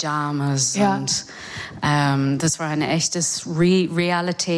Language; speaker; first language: German; non-native, fluent; English